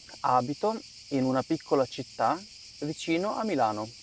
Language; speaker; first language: Italian; non-native, fluent; Ukrainian